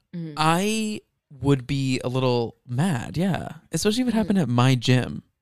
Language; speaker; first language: English; native; English